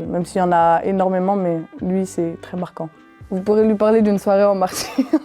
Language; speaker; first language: French; native; French